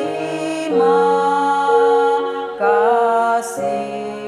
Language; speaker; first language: Indonesian; native; Indonesian